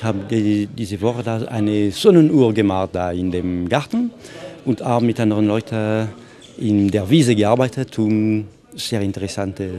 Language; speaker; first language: German; non-native, fluent; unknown